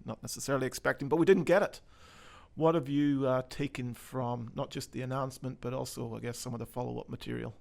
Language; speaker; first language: English; native; English